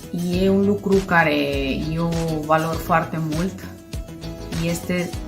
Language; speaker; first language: Romanian; non-native, fluent; Spanish